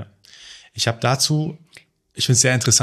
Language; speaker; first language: German; early bilingual, other home language; Persian